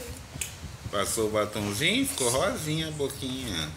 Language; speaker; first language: Portuguese; native; Portuguese